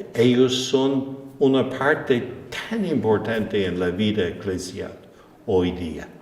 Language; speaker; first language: Spanish; non-native, fluent; English